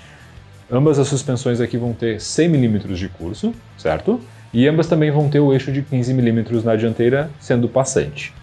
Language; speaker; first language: Portuguese; native; Portuguese